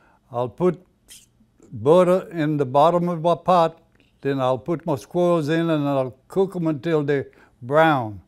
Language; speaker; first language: English; early bilingual, other home language; French